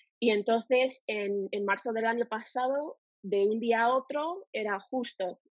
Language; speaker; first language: Spanish; non-native, fluent; English